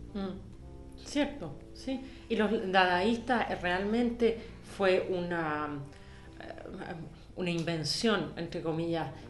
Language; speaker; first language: Spanish; native; Spanish